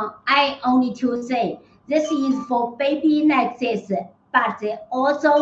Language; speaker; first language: English; non-native, learner; Chinese